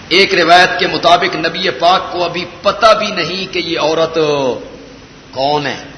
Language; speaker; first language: Urdu; non-native, local second language; Punjabi